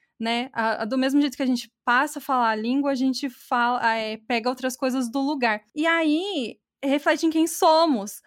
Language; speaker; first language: Portuguese; native; Portuguese